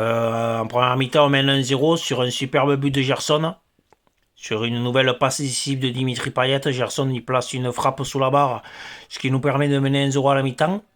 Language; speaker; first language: French; native; French